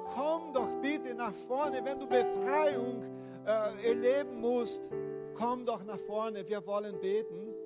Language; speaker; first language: German; non-native, fluent; Portuguese